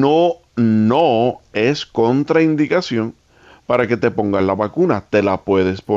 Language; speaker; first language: Spanish; early bilingual, heritage; Spanish